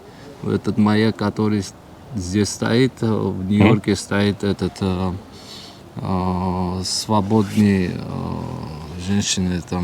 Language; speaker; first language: Russian; non-native, learner; Georgian